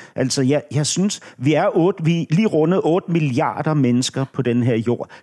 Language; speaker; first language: Danish; native; Danish